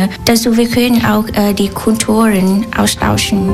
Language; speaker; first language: German; non-native, learner; Vietnamese